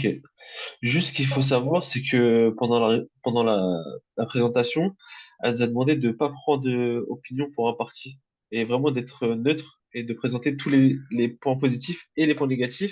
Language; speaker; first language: French; native; French